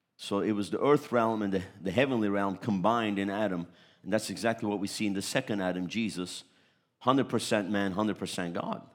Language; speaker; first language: English; early bilingual, other home language; Turkish